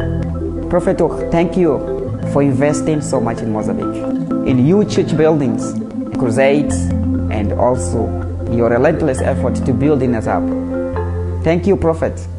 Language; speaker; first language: English; non-native, fluent; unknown